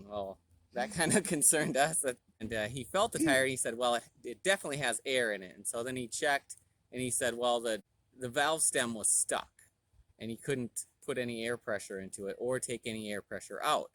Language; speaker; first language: English; native; English